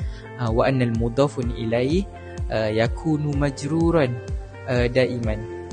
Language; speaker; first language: Arabic; non-native, learner; Malay